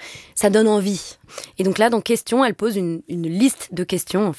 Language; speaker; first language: French; native; French